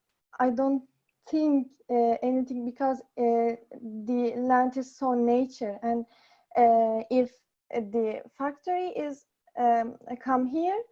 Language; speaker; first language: English; non-native, learner; Japanese